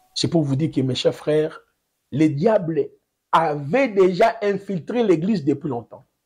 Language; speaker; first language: French; non-native, local second language; Lingala